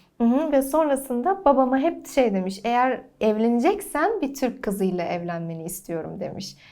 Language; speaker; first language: Turkish; early bilingual, heritage; Turkish